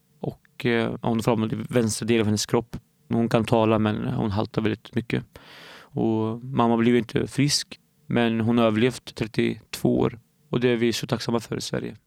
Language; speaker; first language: Swedish; early bilingual, other home language; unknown